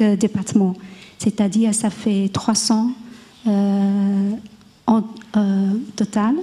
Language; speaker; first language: French; non-native, learner; Chinese